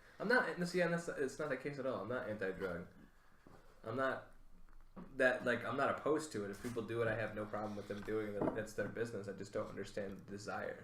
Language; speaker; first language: English; native; English